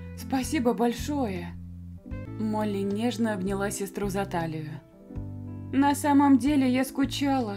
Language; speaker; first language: Russian; native; Russian